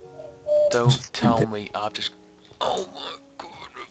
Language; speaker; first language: English; native; English